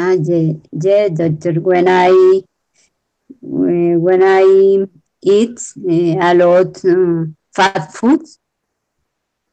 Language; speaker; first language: English; non-native, learner; Spanish